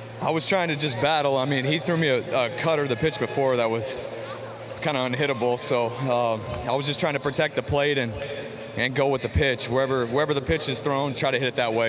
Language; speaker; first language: English; native; English